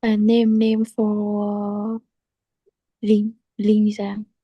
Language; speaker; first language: English; non-native, learner; Chinese